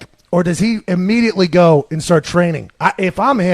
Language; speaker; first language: English; native; English